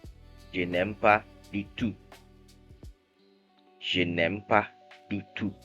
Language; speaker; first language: French; non-native, fluent; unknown